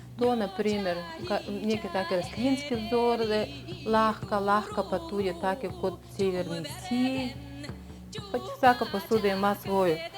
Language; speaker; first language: Slovenian; non-native, fluent; Russian